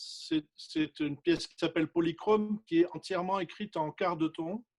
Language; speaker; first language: French; native; French